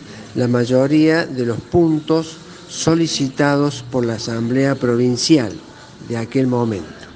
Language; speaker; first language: Spanish; native; Spanish